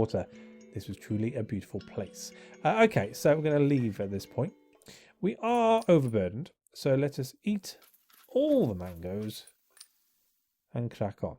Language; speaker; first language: English; native; English